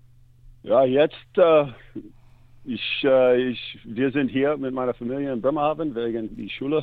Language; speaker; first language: German; non-native, learner; English